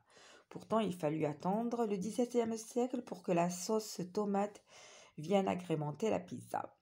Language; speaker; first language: French; non-native, local second language; Arabic